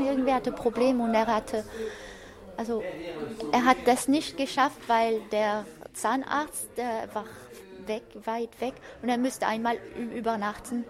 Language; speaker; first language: German; non-native, fluent; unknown